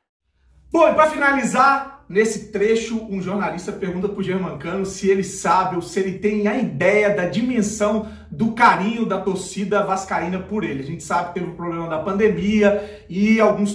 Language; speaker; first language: Portuguese; native; Portuguese